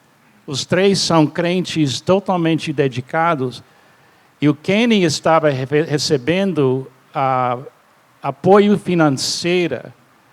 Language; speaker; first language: Portuguese; non-native, fluent; English